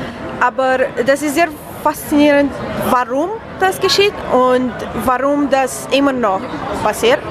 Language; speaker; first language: German; non-native, fluent; Romanian